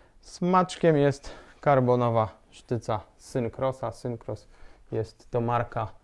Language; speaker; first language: Polish; native; Polish